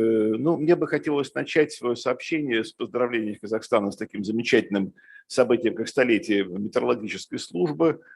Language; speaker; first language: Russian; native; Russian